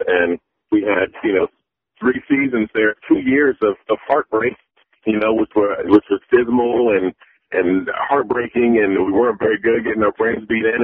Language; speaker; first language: English; native; English